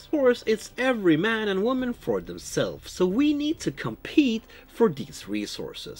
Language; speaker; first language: English; non-native, fluent; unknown